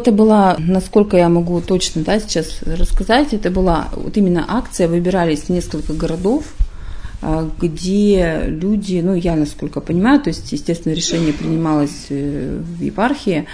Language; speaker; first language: Russian; native; Russian